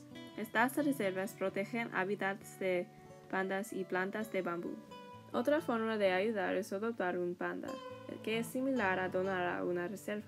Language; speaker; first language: Spanish; non-native, learner; English